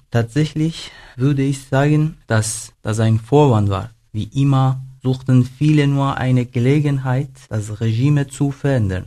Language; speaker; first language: German; non-native, learner; Persian